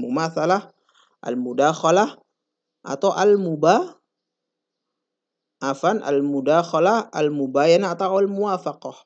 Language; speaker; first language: Arabic; non-native, fluent; Indonesian